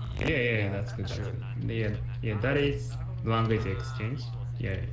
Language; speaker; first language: English; non-native, learner; Japanese